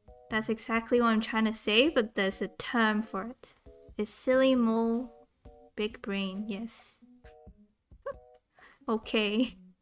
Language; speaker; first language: English; non-native, local second language; Cantonese